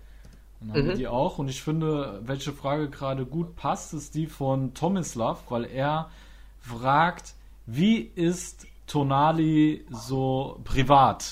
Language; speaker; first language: German; native; German